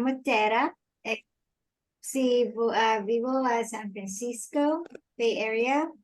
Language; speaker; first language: Spanish; non-native, learner; English